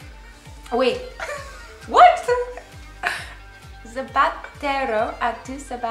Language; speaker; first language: Spanish; non-native, learner; English